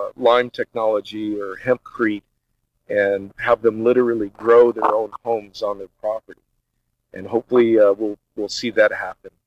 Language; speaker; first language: English; early bilingual, other home language; Portuguese